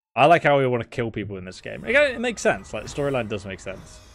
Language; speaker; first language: English; native; English